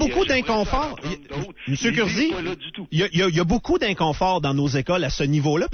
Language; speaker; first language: French; native; French